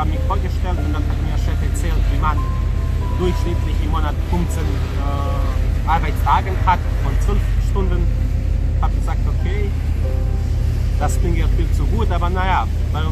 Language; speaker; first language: German; non-native, fluent; Serbian